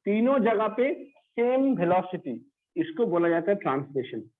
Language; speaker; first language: Hindi; non-native, local second language; Bangla